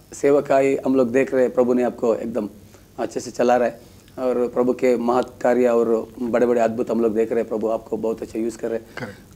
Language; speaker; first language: Hindi; non-native, local second language; Kannada